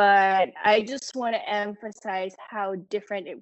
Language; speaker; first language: English; non-native, local second language; Filipino